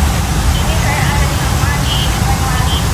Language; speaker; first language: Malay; non-native, local second language; Javanese